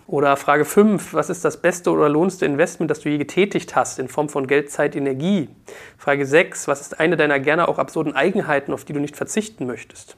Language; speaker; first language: German; native; German